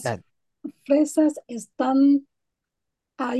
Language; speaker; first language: Spanish; non-native, learner; Chinese